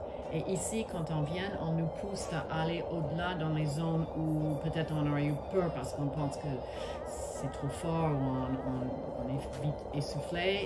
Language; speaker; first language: French; non-native, fluent; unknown